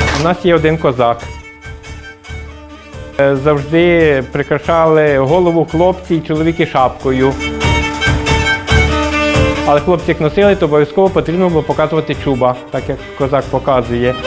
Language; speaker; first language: Ukrainian; native; Ukrainian